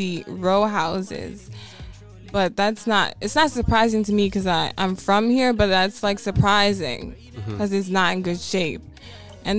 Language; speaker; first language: English; native; English